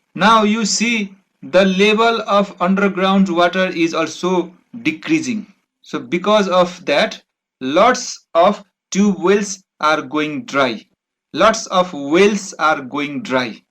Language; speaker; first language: English; non-native, local second language; Nepali